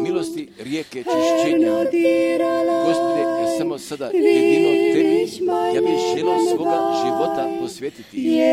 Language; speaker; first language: Croatian; non-native, fluent; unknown